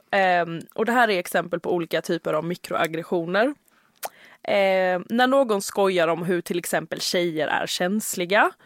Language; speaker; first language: Swedish; native; Swedish